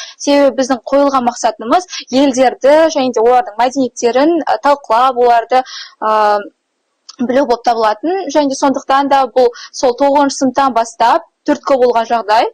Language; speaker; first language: Kazakh; native; Kazakh